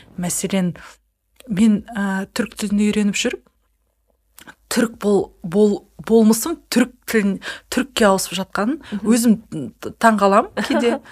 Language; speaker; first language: Kazakh; native; Kazakh